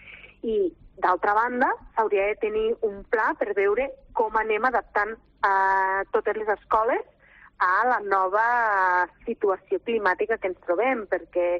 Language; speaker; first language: Catalan; native; Catalan